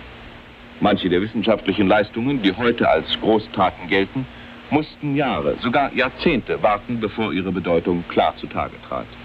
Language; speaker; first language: German; native; German